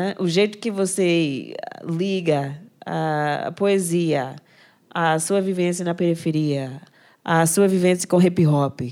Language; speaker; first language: Portuguese; non-native, fluent; English